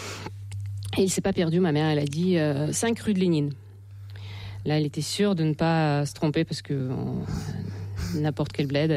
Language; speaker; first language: French; non-native, fluent; Russian